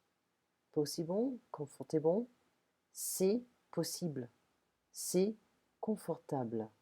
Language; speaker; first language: French; non-native, fluent; English